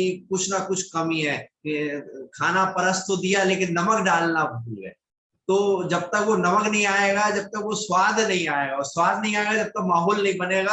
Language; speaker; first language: Hindi; native; Hindi